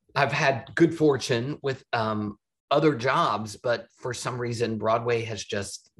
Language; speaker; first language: English; native; English